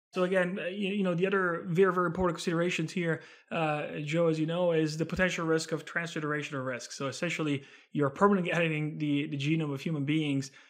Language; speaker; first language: English; non-native, fluent; Italian